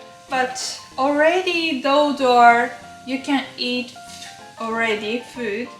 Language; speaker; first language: English; non-native, learner; Japanese